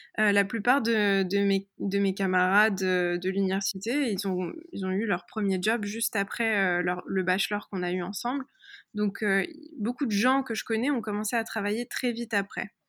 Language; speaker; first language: French; early bilingual, other home language; Persian